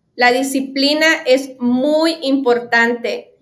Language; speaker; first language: Spanish; native; Spanish